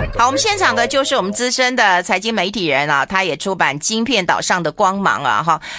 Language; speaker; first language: Chinese; native; Chinese